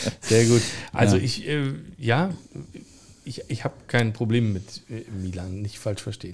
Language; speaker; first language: German; native; German